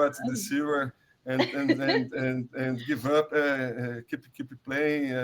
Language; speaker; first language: English; non-native, learner; Portuguese